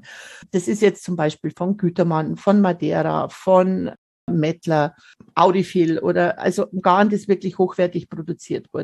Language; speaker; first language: German; native; German